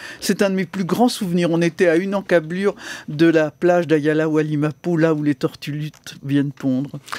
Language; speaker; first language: French; native; French